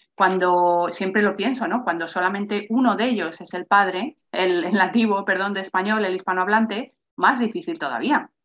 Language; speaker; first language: Spanish; native; Spanish